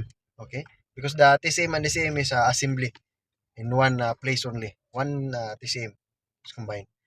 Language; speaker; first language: English; non-native, local second language; Filipino